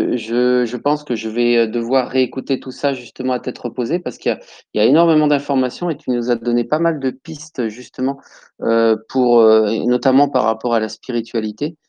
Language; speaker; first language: French; native; French